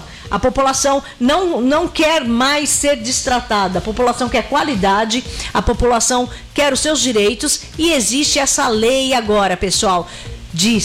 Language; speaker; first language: Portuguese; native; Portuguese